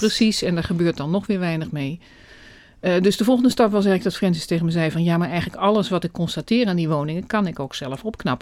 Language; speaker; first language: Dutch; native; Dutch